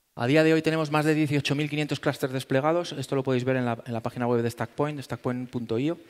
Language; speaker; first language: Spanish; native; Spanish